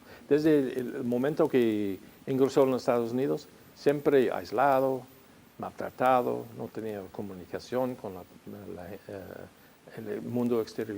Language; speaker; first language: Spanish; non-native, fluent; English